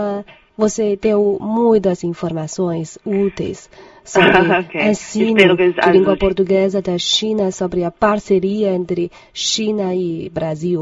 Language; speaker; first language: Portuguese; non-native, fluent; Chinese